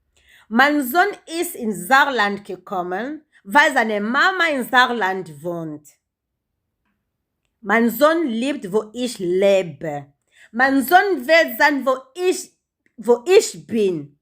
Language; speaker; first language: German; non-native, learner; Lingala